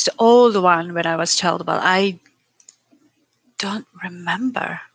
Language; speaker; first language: English; non-native, learner; Japanese